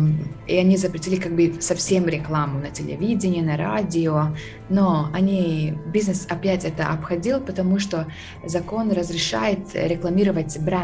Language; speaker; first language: Russian; non-native, fluent; Latvian